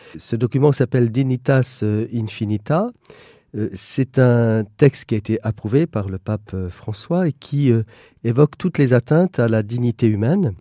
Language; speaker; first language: French; native; French